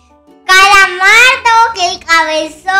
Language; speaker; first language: Spanish; native; Spanish